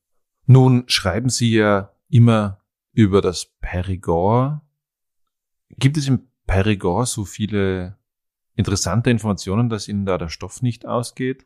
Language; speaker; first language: German; native; German